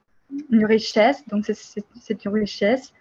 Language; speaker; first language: French; non-native, fluent; Albanian